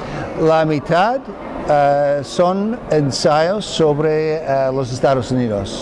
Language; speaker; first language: Spanish; non-native, fluent; English